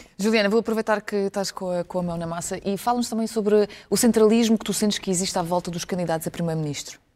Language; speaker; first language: Portuguese; early bilingual, other home language; Ukrainian